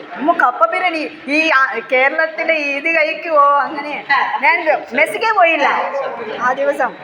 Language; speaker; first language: Malayalam; non-native, local second language; Telugu